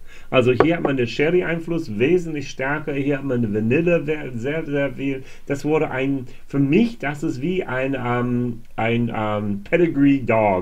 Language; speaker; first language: German; non-native, fluent; English